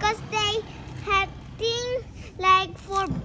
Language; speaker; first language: English; non-native, learner; Persian